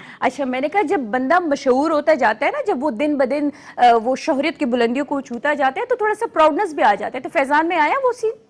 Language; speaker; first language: Urdu; non-native, local second language; Pashto